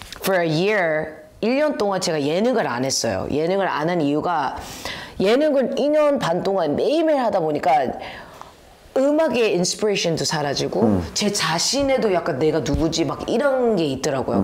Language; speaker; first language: Korean; early bilingual, heritage; Korean